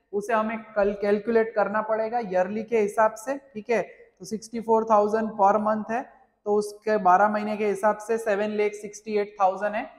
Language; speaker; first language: Hindi; non-native, local second language; Gujarati